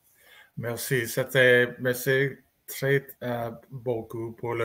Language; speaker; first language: French; non-native, learner; English